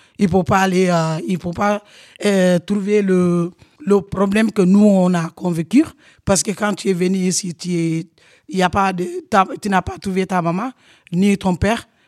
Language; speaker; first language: French; non-native, local second language; Wolof